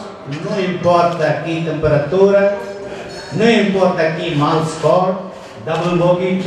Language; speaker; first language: Spanish; non-native, learner; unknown